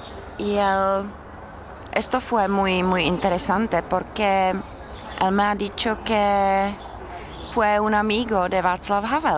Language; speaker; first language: Spanish; non-native, learner; Czech